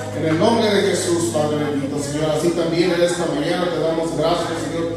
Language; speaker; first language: Spanish; native; Spanish